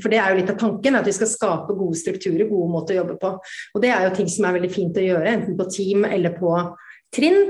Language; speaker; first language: Norwegian; native; Norwegian